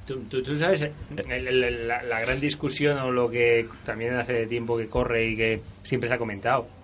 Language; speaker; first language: Spanish; non-native, local second language; Catalan